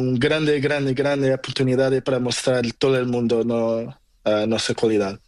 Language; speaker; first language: Spanish; non-native, learner; Portuguese